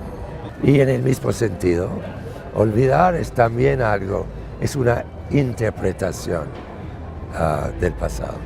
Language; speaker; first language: Spanish; non-native, fluent; English